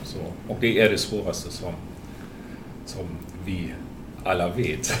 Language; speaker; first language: Swedish; non-native, fluent; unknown